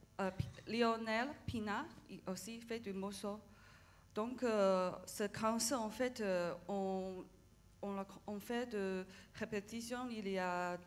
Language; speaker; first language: French; non-native, learner; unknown